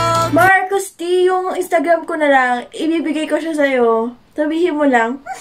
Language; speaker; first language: Filipino; native; Filipino